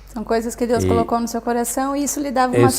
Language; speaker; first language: Portuguese; native; Portuguese